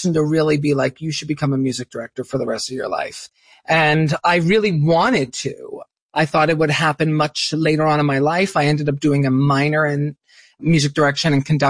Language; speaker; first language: English; native; English